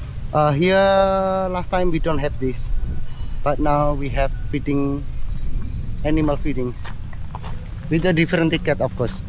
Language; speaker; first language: English; non-native, learner; Indonesian